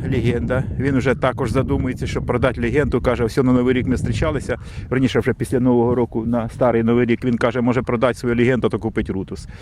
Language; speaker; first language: Ukrainian; non-native, local second language; Russian